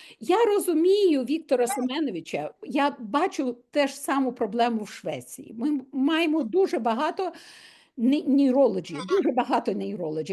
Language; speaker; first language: Ukrainian; non-native, local second language; Russian